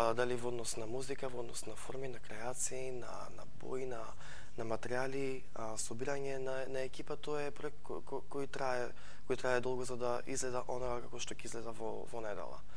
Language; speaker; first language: Macedonian; native; Macedonian